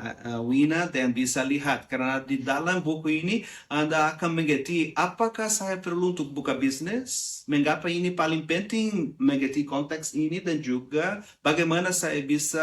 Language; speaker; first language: Indonesian; non-native, learner; Portuguese